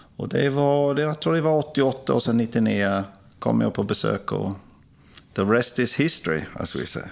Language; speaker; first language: Swedish; non-native, fluent; English